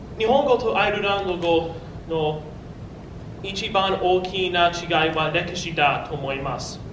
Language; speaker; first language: Japanese; non-native, learner; English